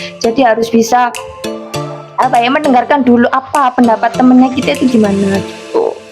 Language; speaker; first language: Indonesian; native; Indonesian